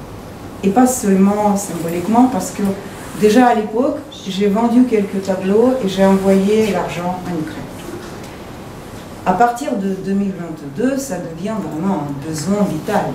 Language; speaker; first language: French; non-native, fluent; Ukrainian